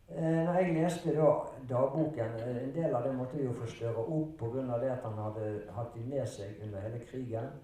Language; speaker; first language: Norwegian; early bilingual, other home language; German